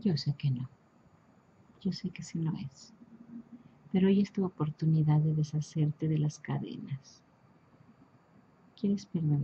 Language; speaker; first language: Spanish; native; Spanish